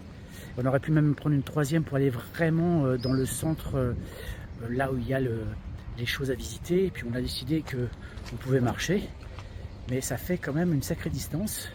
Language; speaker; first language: French; native; French